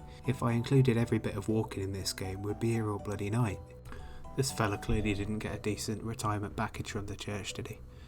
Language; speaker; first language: English; native; English